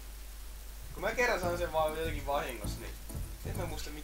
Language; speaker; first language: Finnish; native; Finnish